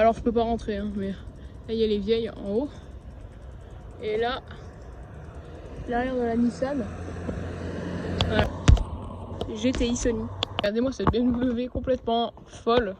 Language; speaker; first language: French; native; French